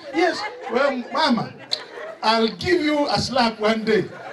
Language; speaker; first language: English; non-native, local second language; Swahili